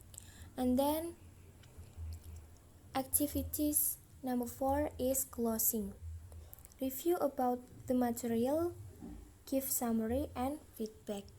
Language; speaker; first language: English; non-native, learner; Indonesian